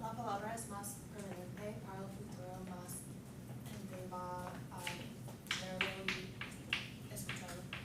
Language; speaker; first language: Spanish; non-native, learner; English